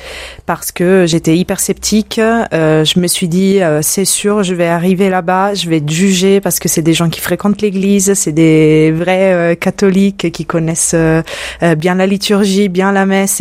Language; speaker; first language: French; non-native, fluent; Italian